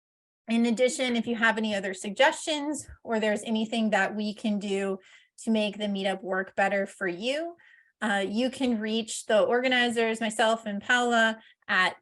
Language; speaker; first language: English; native; English